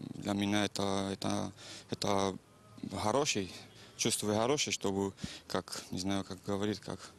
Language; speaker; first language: Russian; non-native, learner; Romanian